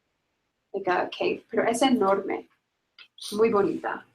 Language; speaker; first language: Spanish; non-native, fluent; English